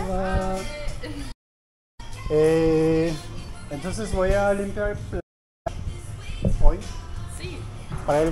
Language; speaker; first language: Spanish; non-native, learner; Turkish